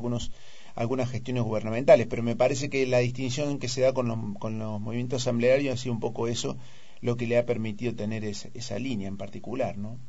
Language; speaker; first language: Spanish; native; Spanish